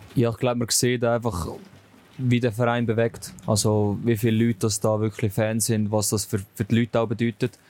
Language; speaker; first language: German; native; German